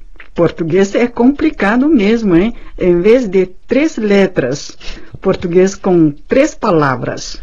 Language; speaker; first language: Portuguese; non-native, fluent; Chinese